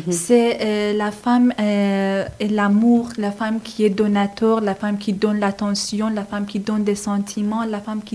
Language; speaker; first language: French; non-native, fluent; Persian